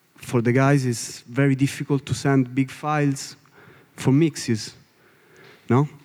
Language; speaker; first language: English; non-native, learner; Italian